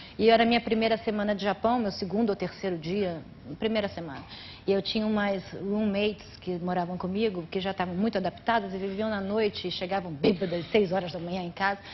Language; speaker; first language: Portuguese; native; Portuguese